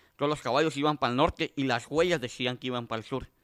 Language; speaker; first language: Spanish; native; Spanish